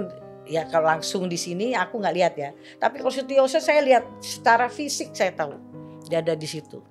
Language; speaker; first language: Indonesian; native; Indonesian